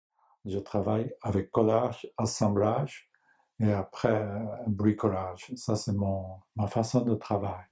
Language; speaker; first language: French; non-native, learner; Japanese